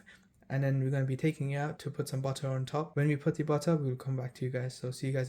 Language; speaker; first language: English; early bilingual, other home language; Tamil